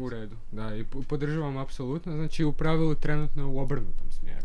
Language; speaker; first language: Croatian; native; Croatian